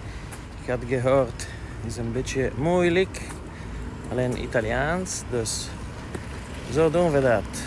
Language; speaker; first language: Dutch; non-native, fluent; Italian